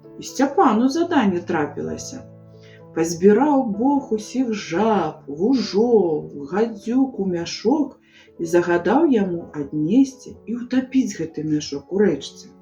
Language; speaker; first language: Belarusian; native; Belarusian